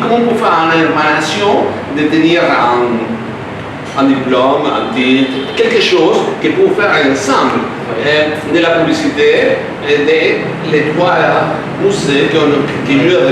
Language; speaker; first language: French; non-native, learner; Spanish